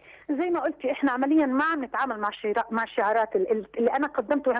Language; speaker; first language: Arabic; native; Arabic